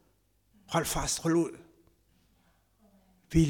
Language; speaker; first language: Danish; non-native, fluent; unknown